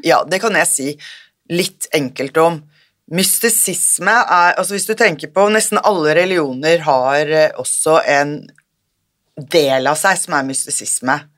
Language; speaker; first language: Norwegian; native; Norwegian